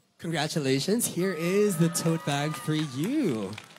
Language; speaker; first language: English; non-native, local second language; Filipino